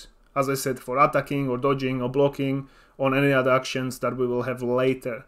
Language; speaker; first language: English; non-native, fluent; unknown